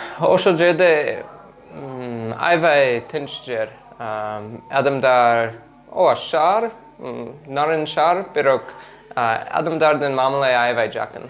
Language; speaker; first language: Kyrgyz; non-native, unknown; English